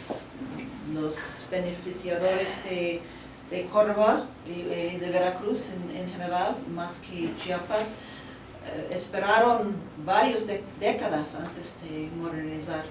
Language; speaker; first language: Spanish; non-native, fluent; English